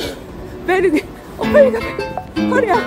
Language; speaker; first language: English; non-native, learner; Korean